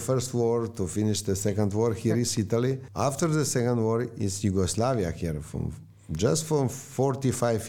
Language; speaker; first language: English; non-native, learner; Slovenian